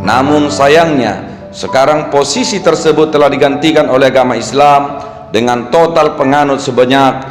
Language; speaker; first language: Indonesian; native; Indonesian